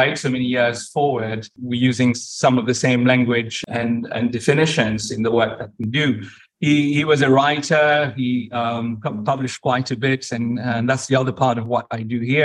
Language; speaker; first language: English; non-native, fluent; Morisyen